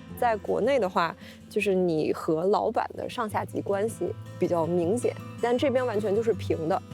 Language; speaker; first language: Chinese; native; Chinese